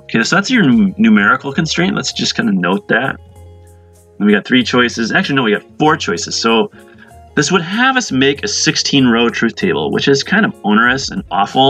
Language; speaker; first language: English; native; English